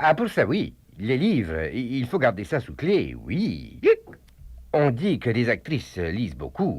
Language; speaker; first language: French; native; French